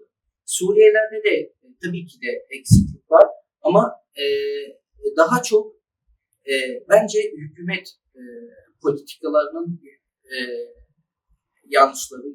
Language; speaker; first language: Turkish; early bilingual, other home language; Arabic